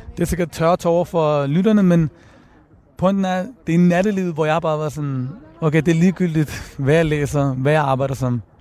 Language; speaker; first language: Danish; early bilingual, other home language; Persian